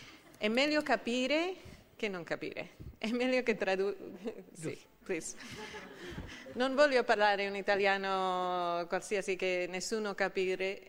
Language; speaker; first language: Italian; non-native, fluent; English